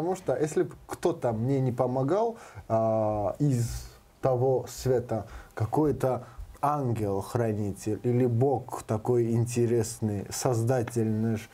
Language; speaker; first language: Russian; non-native, learner; Georgian